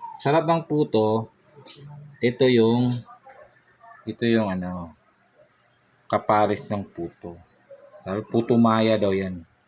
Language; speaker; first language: Filipino; non-native, local second language; Cebuano